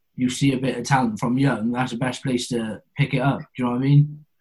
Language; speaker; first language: English; native; English